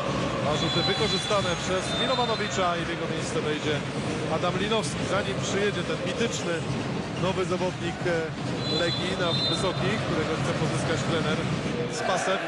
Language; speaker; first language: Polish; native; Polish